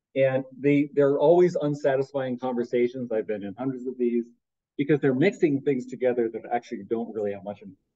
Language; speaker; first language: English; native; English